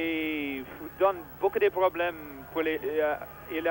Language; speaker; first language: French; non-native, fluent; English